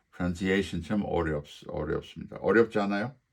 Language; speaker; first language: Korean; non-native, fluent; English